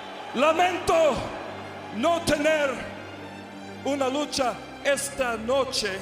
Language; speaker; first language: Spanish; non-native, learner; English